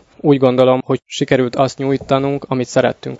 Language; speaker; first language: Hungarian; native; Hungarian